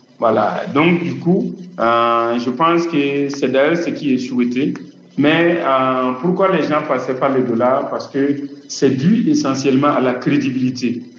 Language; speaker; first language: French; non-native, local second language; Mossi